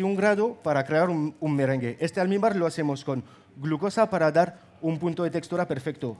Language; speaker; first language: Spanish; non-native, fluent; French